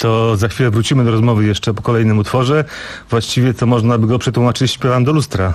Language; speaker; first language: Polish; native; Polish